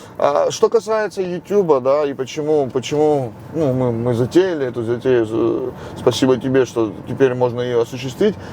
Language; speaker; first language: Russian; non-native, local second language; Georgian